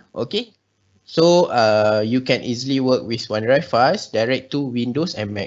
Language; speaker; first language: English; non-native, local second language; Malay